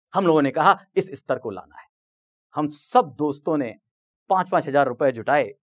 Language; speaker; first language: Hindi; native; Hindi